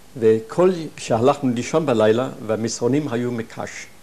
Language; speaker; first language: Hebrew; non-native, fluent; German